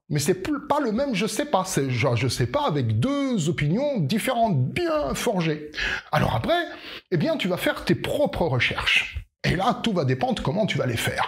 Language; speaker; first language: French; native; French